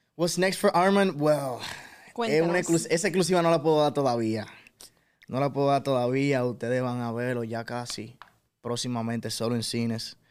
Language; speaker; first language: Spanish; native; Spanish